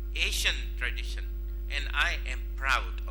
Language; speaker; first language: English; non-native, local second language; Malay